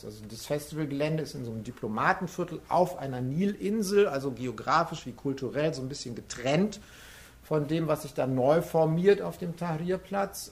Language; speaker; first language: German; native; German